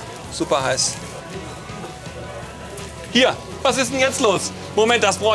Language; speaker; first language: German; native; German